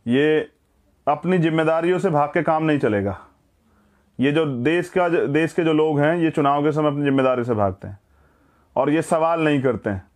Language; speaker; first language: Hindi; native; Hindi